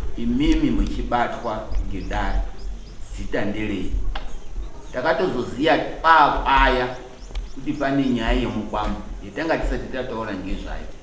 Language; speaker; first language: Shona; native; Shona